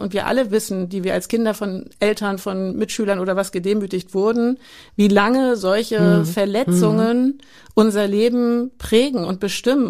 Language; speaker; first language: German; native; German